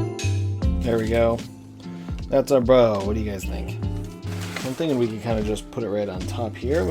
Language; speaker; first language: English; native; English